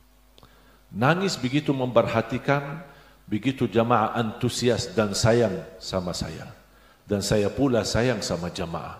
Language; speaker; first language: Indonesian; non-native, fluent; Arabic